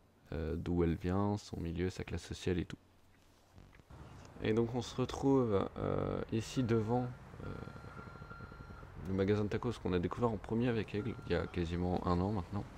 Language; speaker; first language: French; native; French